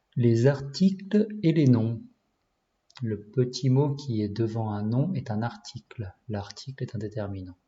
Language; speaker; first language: French; non-native, learner; Japanese